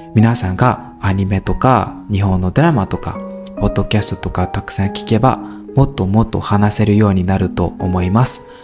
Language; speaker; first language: Japanese; non-native, learner; Burmese